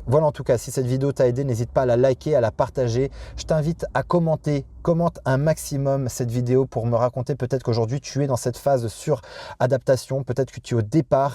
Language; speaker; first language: French; native; French